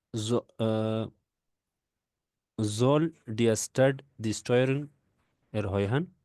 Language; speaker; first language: German; non-native, learner; Urdu